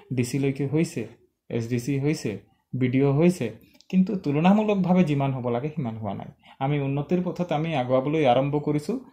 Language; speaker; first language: Assamese; non-native, local second language; Sadri